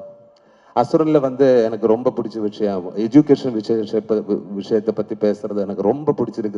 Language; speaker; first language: Tamil; non-native, learner; Malayalam